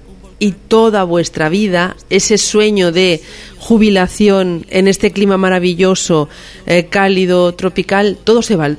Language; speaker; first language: Spanish; native; Spanish